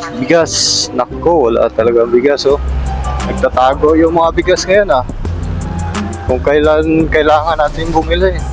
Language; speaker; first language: Filipino; non-native, local second language; Cebuano